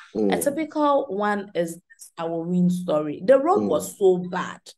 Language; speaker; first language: English; non-native, local second language; Akan